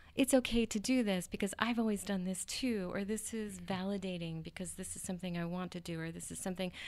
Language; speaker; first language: English; native; English